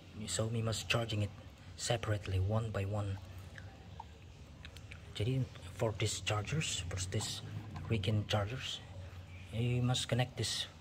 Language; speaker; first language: English; non-native, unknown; Indonesian